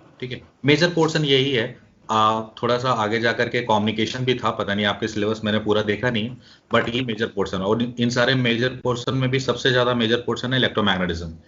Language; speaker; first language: Hindi; native; Hindi